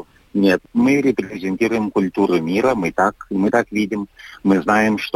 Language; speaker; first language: Russian; non-native, fluent; Lithuanian